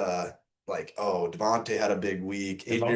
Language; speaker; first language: English; native; English